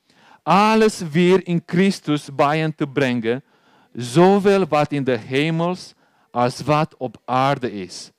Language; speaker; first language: Dutch; non-native, learner; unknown